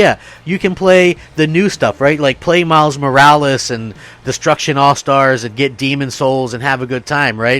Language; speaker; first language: English; native; English